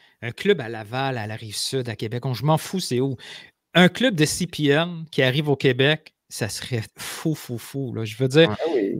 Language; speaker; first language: French; native; French